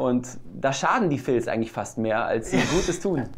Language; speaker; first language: German; native; German